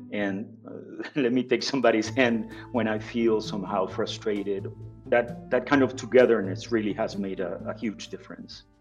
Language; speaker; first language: English; non-native, fluent; Spanish